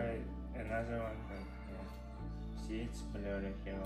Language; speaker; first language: English; non-native, learner; Russian